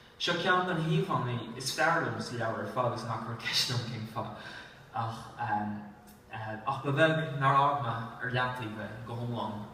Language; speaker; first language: Irish; non-native, fluent; Dutch